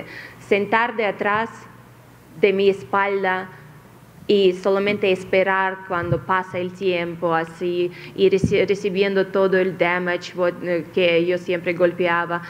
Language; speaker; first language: Spanish; non-native, fluent; Russian